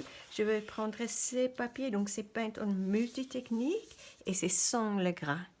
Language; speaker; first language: French; non-native, fluent; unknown